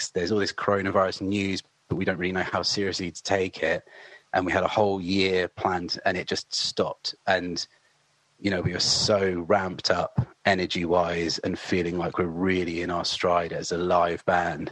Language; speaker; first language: English; native; English